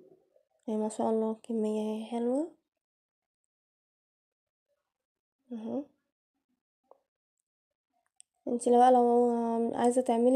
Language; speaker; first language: Arabic; native; Arabic